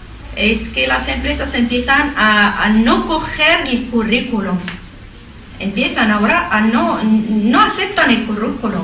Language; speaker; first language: Spanish; non-native, learner; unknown